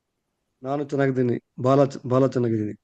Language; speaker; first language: Kannada; non-native, learner; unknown